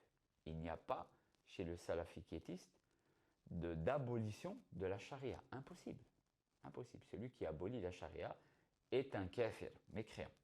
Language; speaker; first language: French; native; French